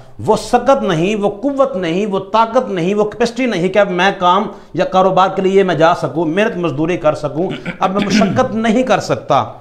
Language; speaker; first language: Urdu; non-native, local second language; Punjabi